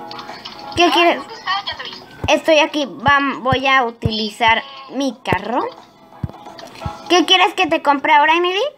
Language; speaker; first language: Spanish; native; Spanish